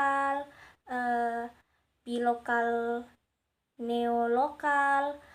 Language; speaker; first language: Indonesian; native; Indonesian